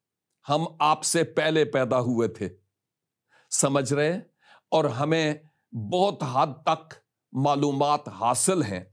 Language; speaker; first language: Urdu; native; Urdu